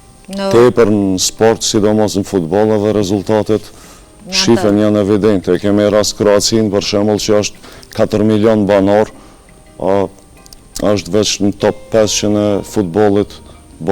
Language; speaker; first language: Albanian; native; Albanian